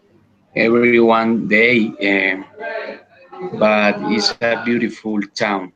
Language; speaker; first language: English; non-native, learner; Spanish